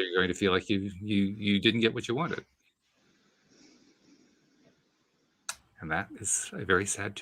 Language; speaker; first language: English; native; English